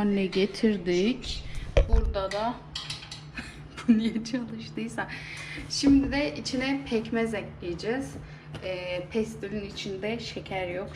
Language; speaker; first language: Turkish; native; Turkish